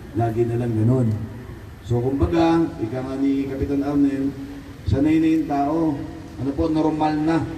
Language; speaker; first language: Filipino; native; Filipino